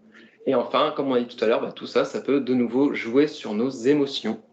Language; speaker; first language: French; native; French